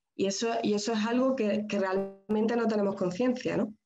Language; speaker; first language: Spanish; native; Spanish